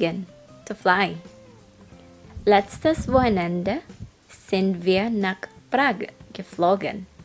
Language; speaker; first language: German; non-native, fluent; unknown